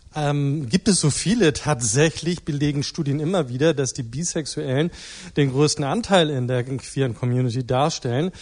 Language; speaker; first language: German; native; German